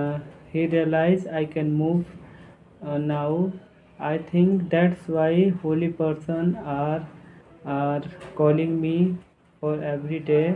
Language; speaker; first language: English; non-native, learner; Hindi